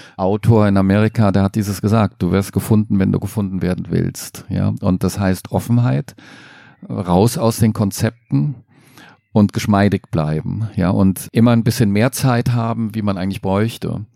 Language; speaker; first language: German; native; German